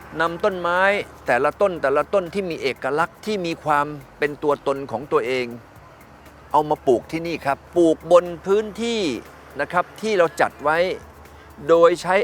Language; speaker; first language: Thai; native; Thai